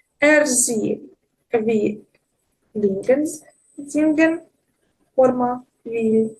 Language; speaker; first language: German; non-native, fluent; Ukrainian